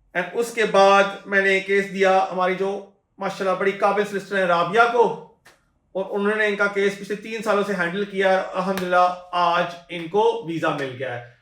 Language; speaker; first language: Urdu; native; Urdu